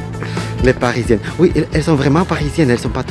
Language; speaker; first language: French; non-native, learner; Russian